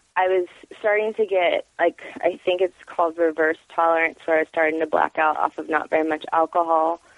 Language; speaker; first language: English; native; English